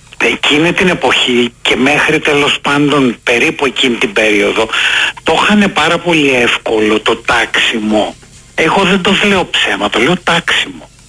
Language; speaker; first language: Greek; native; Greek